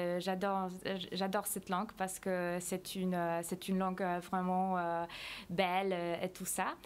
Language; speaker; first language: French; non-native, fluent; Polish